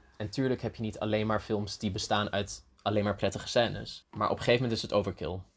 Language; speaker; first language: Dutch; early bilingual, heritage; Dutch